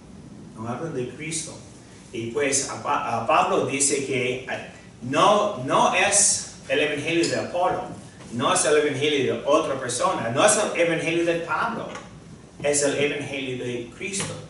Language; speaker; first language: Spanish; non-native, fluent; English